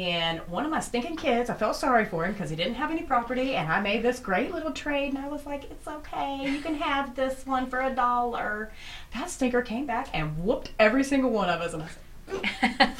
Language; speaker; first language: English; native; English